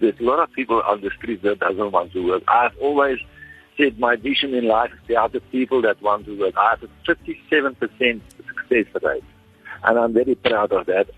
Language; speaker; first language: English; non-native, local second language; Afrikaans